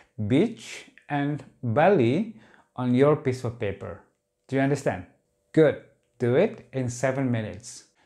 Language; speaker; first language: English; non-native, fluent; Indonesian